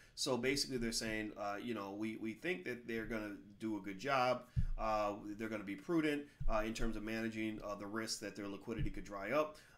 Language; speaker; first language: English; native; English